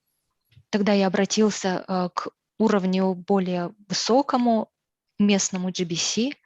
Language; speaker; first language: Russian; native; Russian